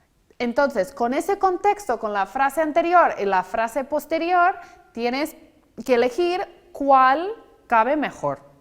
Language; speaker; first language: Spanish; non-native, fluent; English